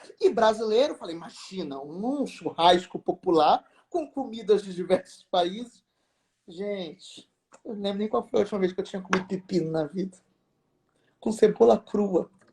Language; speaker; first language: Portuguese; native; Portuguese